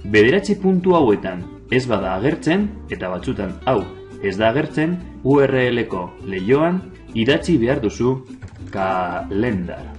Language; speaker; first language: Basque; non-native, local second language; Spanish